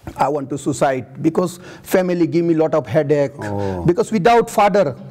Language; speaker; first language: English; non-native, local second language; Gujarati